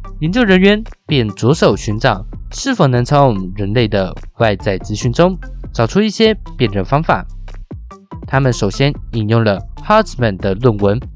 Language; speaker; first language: Chinese; native; Chinese